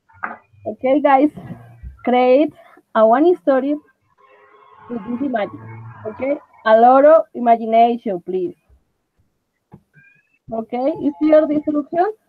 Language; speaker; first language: English; non-native, learner; Spanish